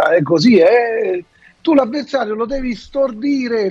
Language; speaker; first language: Italian; native; Italian